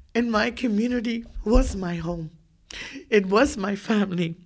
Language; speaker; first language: English; native; English